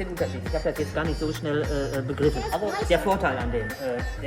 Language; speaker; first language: German; native; German